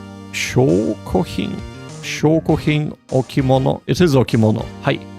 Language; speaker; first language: Japanese; non-native, learner; English